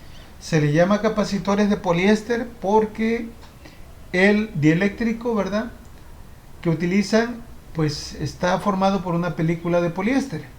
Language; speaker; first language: Spanish; native; Spanish